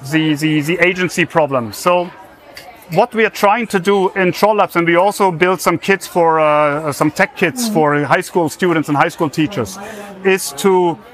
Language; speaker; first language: English; non-native, fluent; German